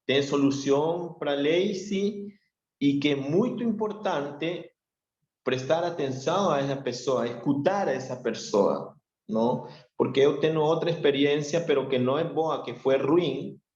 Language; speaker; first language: Portuguese; non-native, learner; Spanish